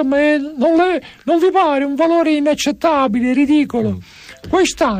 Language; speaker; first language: Italian; native; Italian